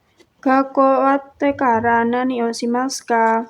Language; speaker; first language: Japanese; non-native, learner; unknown